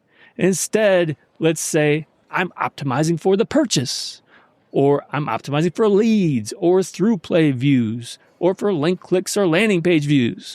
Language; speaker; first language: English; native; English